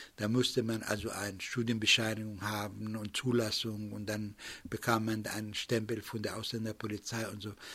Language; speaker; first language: German; non-native, fluent; Arabic